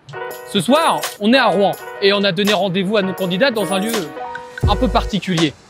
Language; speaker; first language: French; native; French